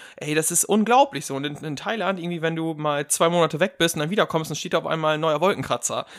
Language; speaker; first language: German; native; German